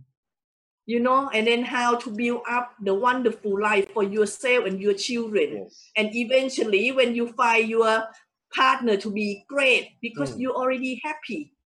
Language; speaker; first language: English; non-native, fluent; Thai